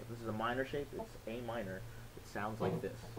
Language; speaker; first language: English; native; English